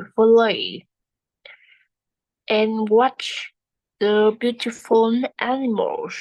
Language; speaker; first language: English; non-native, learner; Vietnamese